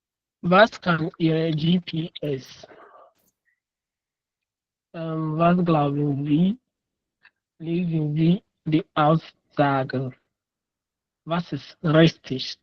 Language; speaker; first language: German; non-native, learner; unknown